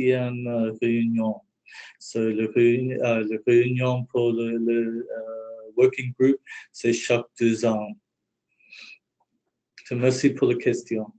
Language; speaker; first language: French; non-native, learner; English